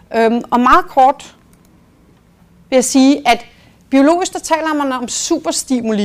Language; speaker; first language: Danish; native; Danish